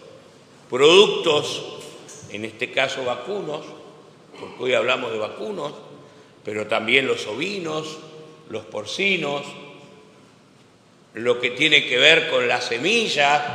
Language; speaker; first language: Spanish; native; Spanish